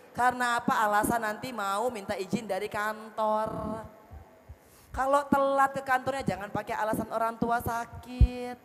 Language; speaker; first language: Indonesian; native; Indonesian